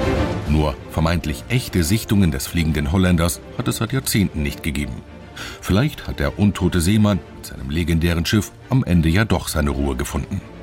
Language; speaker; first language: German; native; German